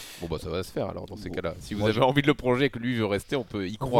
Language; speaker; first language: French; native; French